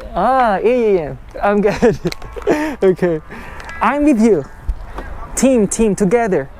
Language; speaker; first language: English; non-native, learner; Thai